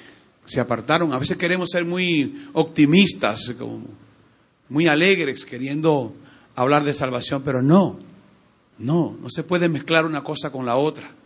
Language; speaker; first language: Spanish; native; Spanish